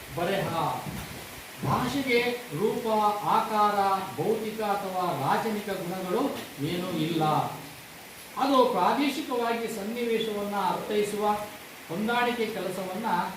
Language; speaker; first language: Kannada; non-native, local second language; Lambadi